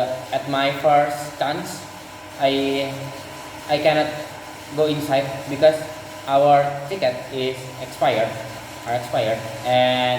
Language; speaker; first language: English; non-native, learner; Indonesian